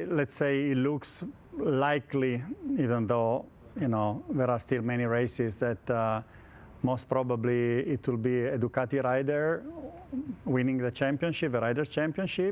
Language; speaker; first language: English; non-native, fluent; Italian